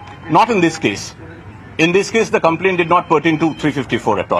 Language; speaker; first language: English; non-native, local second language; Bangla